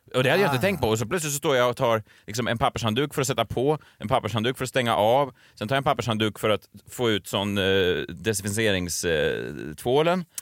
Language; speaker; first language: Swedish; native; Swedish